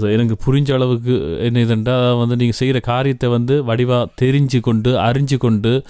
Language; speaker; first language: Tamil; native; Tamil